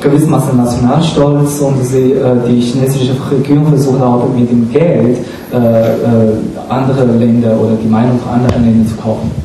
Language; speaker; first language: German; non-native, fluent; Chinese